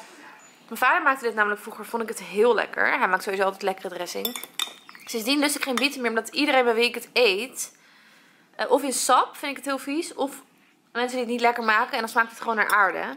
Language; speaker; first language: Dutch; native; Dutch